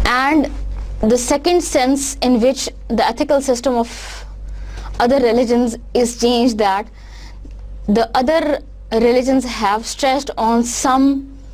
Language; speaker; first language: English; non-native, local second language; Urdu